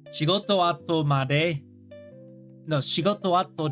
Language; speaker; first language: Japanese; non-native, learner; English